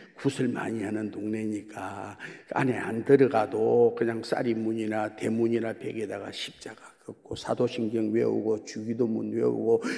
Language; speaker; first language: Korean; native; Korean